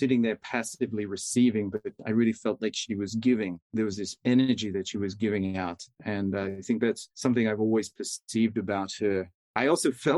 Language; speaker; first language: English; native; English